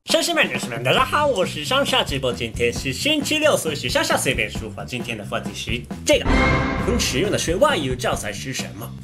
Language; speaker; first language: Chinese; non-native, fluent; Japanese